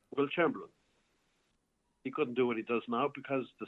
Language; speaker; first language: English; native; English